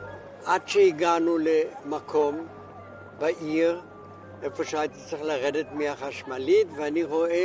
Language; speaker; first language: Hebrew; non-native, fluent; German